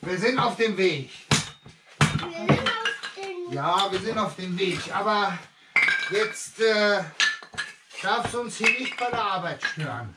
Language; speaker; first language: German; native; German